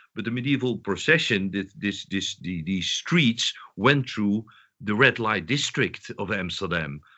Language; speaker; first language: English; non-native, fluent; Dutch